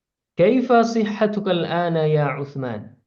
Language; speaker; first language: Arabic; non-native, fluent; Indonesian